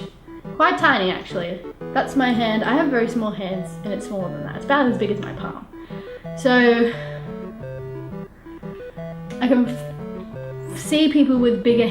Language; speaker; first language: English; native; English